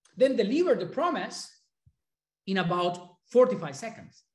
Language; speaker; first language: English; non-native, fluent; Spanish